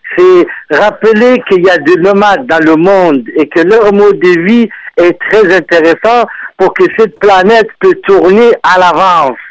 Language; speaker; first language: French; non-native, local second language; Arabic